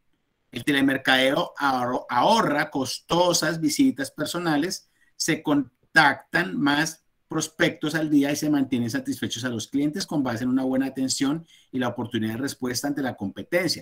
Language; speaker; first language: Spanish; native; Spanish